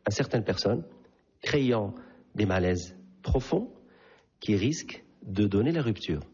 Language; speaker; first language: French; non-native, local second language; Arabic